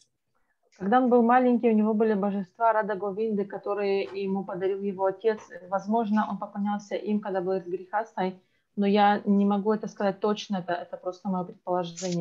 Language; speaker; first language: Russian; native; Russian